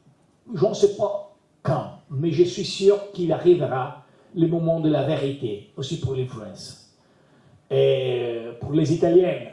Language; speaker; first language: French; non-native, learner; Italian